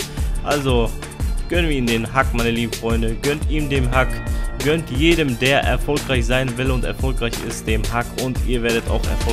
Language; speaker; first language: German; native; German